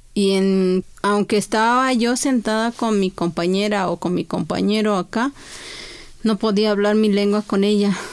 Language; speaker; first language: Spanish; non-native, local second language; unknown